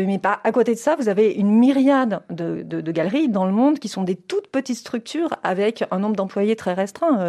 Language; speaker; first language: French; native; French